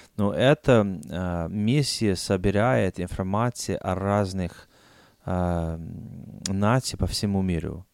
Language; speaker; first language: Russian; non-native, fluent; English